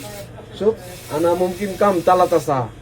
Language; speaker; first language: Arabic; non-native, learner; Bangla